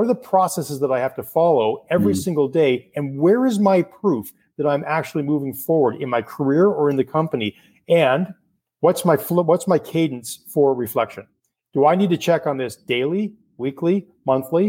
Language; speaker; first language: English; native; English